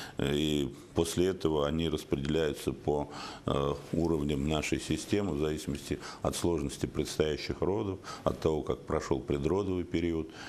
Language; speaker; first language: Russian; native; Russian